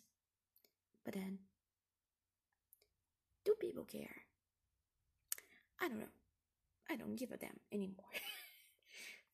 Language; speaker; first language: English; non-native, fluent; Portuguese